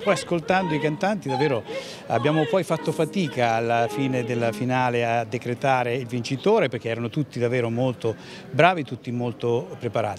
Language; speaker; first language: Italian; native; Italian